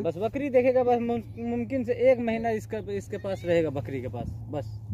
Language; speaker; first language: Hindi; native; Hindi